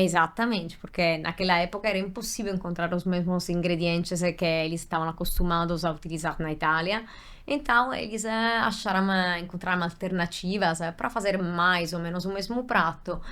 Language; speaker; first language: Portuguese; non-native, fluent; Italian